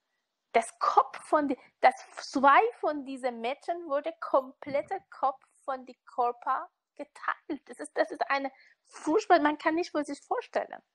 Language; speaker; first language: German; non-native, learner; Persian